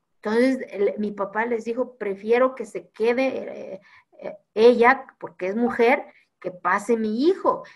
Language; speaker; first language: Spanish; non-native, local second language; Zapotec